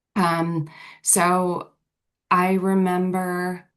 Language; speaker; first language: English; native; English